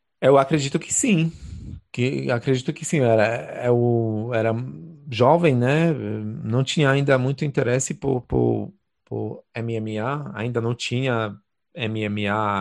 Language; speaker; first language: Portuguese; non-native, fluent; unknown